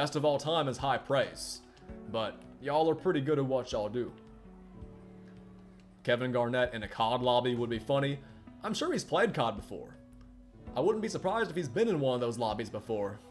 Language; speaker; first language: English; native; English